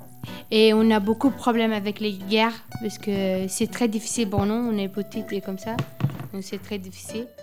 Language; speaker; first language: French; non-native, learner; Arabic